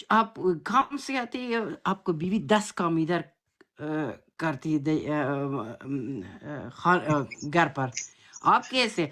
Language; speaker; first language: Hindi; non-native, learner; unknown